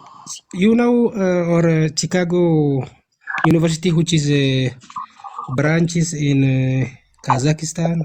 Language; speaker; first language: English; non-native, learner; Amharic